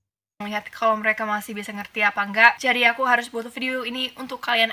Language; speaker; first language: Indonesian; non-native, fluent; English